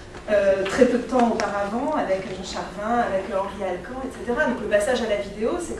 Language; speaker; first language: French; native; French